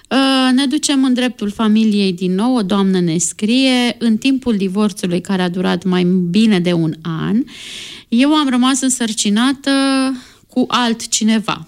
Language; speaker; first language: Romanian; native; Romanian